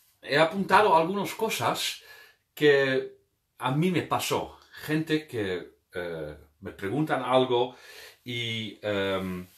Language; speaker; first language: Spanish; non-native, fluent; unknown